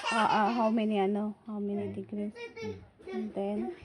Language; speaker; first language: English; non-native, learner; Filipino